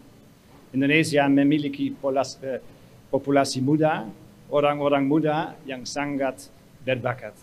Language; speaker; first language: Indonesian; non-native, fluent; Dutch